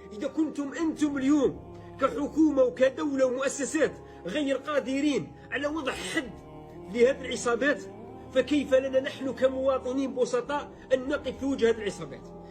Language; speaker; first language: Arabic; native; Arabic